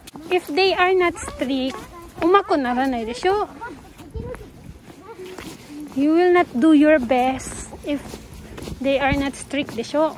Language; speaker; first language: English; non-native, local second language; Filipino